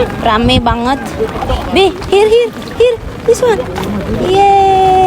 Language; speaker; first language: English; non-native, learner; Indonesian